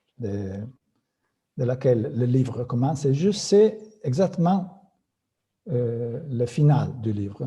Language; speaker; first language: French; non-native, fluent; Italian